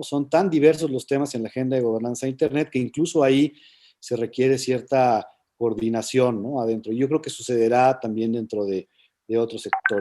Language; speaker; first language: Spanish; native; Spanish